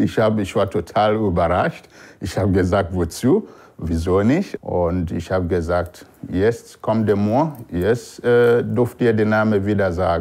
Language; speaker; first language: German; non-native, fluent; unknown